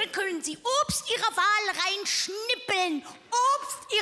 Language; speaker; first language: German; native; German